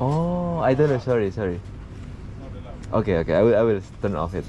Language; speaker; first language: English; non-native, learner; Indonesian